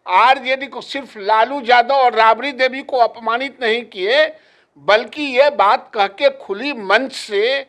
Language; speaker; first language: Hindi; native; Hindi